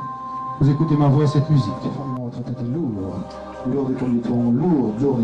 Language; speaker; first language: French; native; French